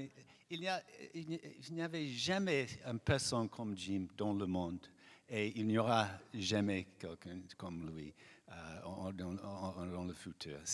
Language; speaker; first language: French; non-native, fluent; English